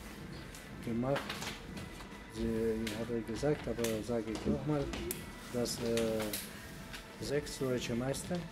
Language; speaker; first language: German; non-native, learner; Russian